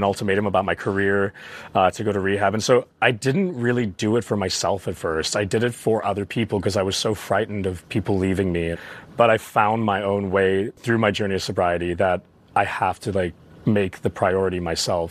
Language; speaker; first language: English; native; English